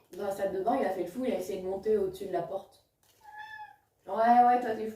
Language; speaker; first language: French; native; French